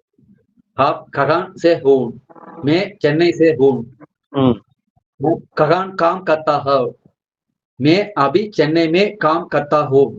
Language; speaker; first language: Hindi; non-native, learner; Tamil